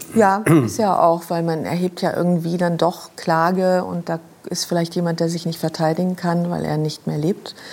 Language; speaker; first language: German; non-native, local second language; Luxembourgish